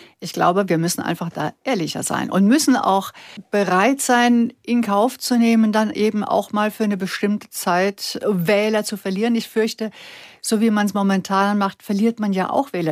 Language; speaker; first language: German; native; German